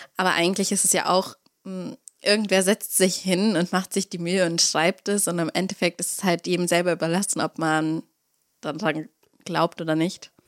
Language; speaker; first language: German; early bilingual, other home language; Russian